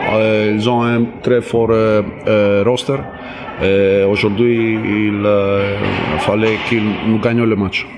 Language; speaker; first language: French; non-native, learner; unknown